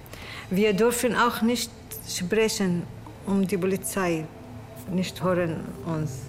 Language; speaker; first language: German; non-native, learner; Arabic